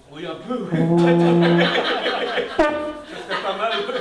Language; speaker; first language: French; non-native, fluent; German